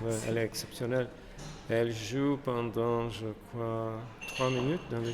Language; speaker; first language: French; non-native, fluent; Portuguese